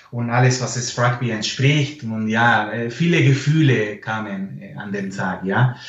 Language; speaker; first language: German; non-native, fluent; Spanish